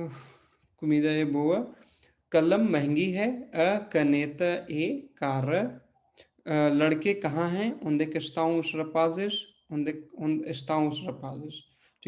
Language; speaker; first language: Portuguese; non-native, fluent; Hindi